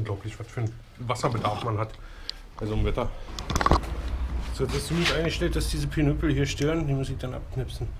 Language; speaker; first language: German; native; German